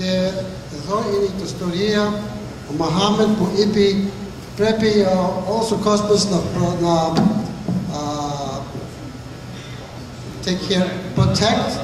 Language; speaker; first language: Greek; non-native, learner; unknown